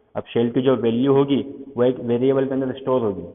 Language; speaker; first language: Hindi; non-native, local second language; Gujarati